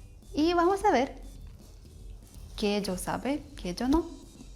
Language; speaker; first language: Spanish; non-native, learner; Russian